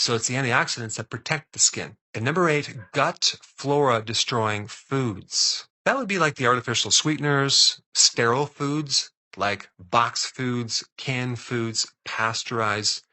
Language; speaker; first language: English; native; English